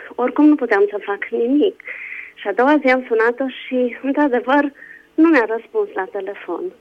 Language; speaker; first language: Romanian; native; Romanian